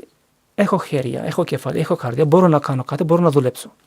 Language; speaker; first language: Greek; non-native, learner; Turkish